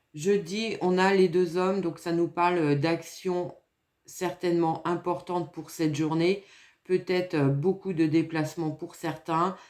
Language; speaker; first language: French; native; French